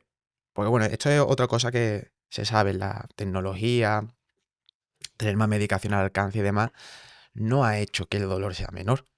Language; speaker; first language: Spanish; native; Spanish